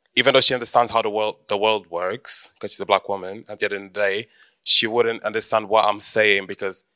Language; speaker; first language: English; early bilingual, heritage; Portuguese